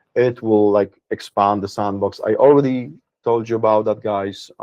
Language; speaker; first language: English; non-native, fluent; Polish